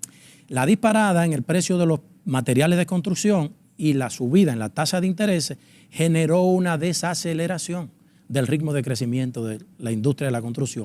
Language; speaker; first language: Spanish; native; Spanish